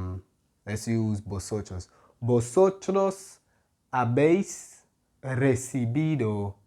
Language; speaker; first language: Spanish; non-native, fluent; English